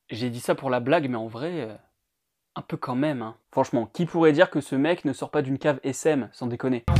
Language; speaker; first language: French; native; French